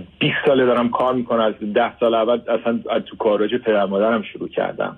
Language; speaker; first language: Persian; early bilingual, heritage; Persian